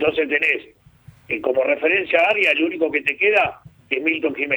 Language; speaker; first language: Spanish; native; Spanish